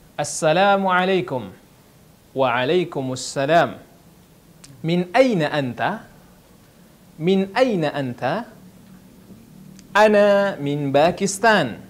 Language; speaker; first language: Arabic; non-native, fluent; Indonesian